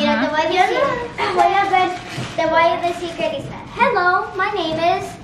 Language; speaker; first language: Spanish; early bilingual, heritage; Spanish